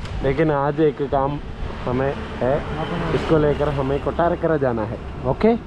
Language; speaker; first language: Hindi; non-native, local second language; Malayalam